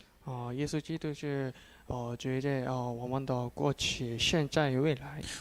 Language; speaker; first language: Chinese; non-native, learner; Korean